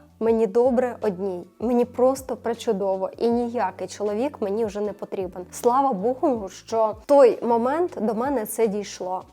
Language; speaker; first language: Ukrainian; non-native, local second language; Russian